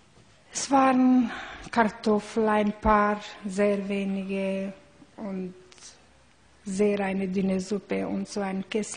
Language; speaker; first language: German; non-native, learner; Hungarian